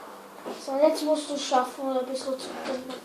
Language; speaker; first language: German; native; German